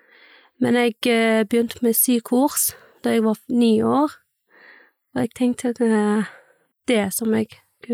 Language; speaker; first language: Norwegian; early bilingual, other home language; Persian